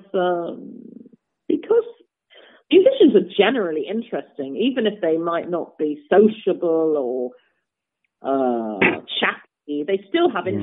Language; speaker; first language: English; native; English